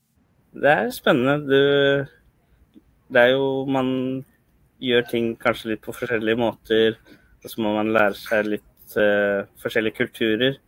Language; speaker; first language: Norwegian; early bilingual, other home language; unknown